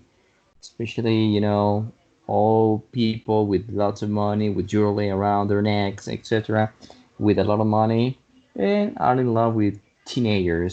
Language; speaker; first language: English; non-native, fluent; Spanish